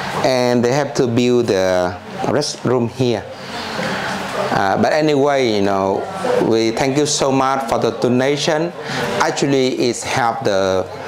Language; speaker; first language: English; non-native, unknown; Vietnamese